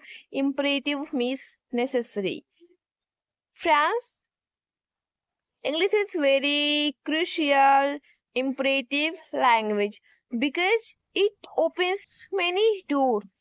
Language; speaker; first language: English; non-native, learner; Hindi